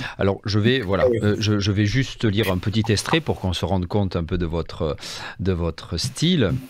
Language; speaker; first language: French; native; French